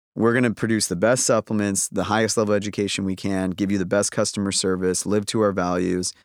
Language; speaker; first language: English; native; English